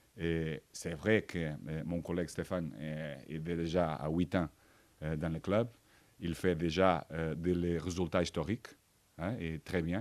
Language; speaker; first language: French; non-native, fluent; Portuguese